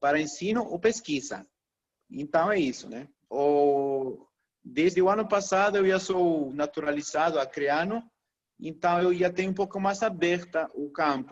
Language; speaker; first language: Portuguese; non-native, fluent; Spanish